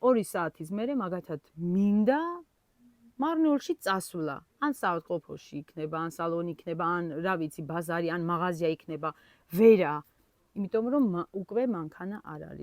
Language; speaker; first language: Georgian; non-native, local second language; Armenian